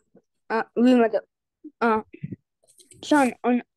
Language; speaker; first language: French; non-native, learner; Arabic